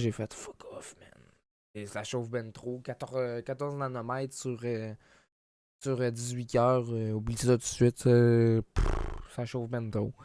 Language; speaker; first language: French; native; French